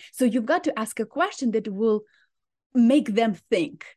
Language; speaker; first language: English; non-native, fluent; Ukrainian